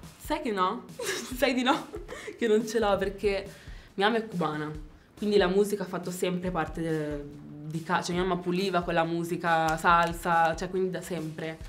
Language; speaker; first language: Italian; native; Italian